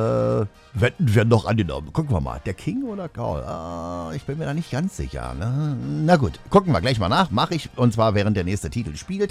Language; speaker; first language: German; native; German